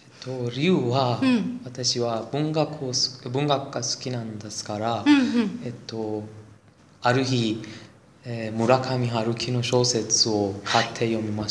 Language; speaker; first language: Japanese; non-native, learner; Persian